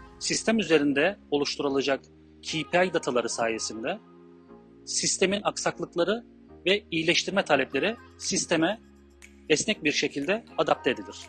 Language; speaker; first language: Turkish; native; Turkish